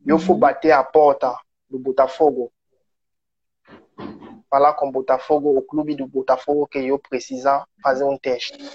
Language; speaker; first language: Portuguese; non-native, learner; French